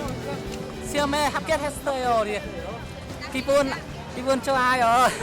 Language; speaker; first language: Korean; non-native, learner; Vietnamese